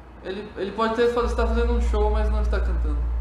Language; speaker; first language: Portuguese; native; Portuguese